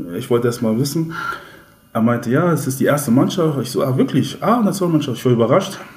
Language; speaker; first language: German; early bilingual, other home language; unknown